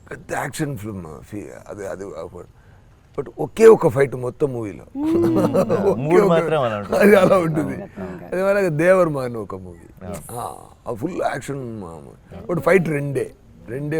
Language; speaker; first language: Telugu; non-native, fluent; Tamil